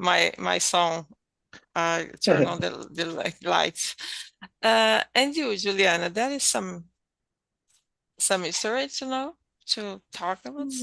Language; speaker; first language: English; non-native, learner; Portuguese